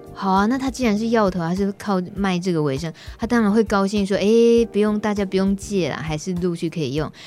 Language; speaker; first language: Chinese; native; Chinese